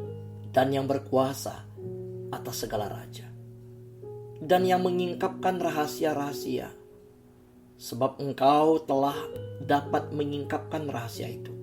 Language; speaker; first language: Indonesian; native; Indonesian